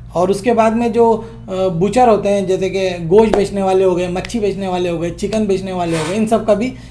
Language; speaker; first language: Hindi; non-native, local second language; Urdu